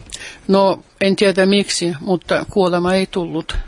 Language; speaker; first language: Finnish; non-native, fluent; Russian